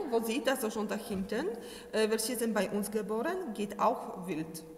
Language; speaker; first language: German; non-native, learner; Polish